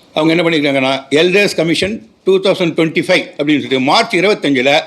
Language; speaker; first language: Tamil; native; Tamil